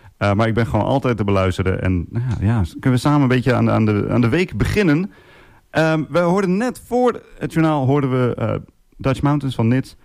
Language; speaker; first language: Dutch; native; Dutch